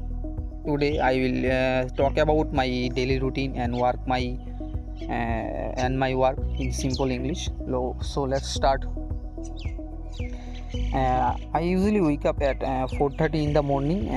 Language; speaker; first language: English; non-native, learner; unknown